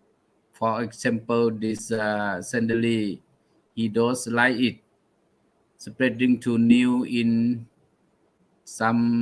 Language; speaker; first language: English; non-native, learner; Thai